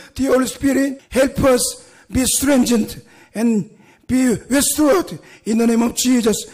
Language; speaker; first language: English; non-native, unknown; Korean